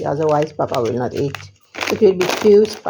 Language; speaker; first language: English; non-native, local second language; Morisyen